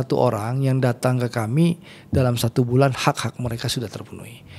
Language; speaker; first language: Indonesian; native; Indonesian